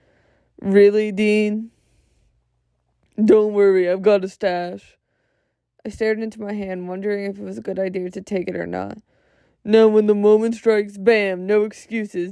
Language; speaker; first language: English; native; English